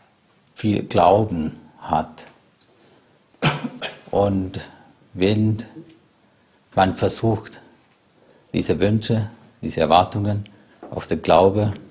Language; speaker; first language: German; non-native, fluent; Sinhala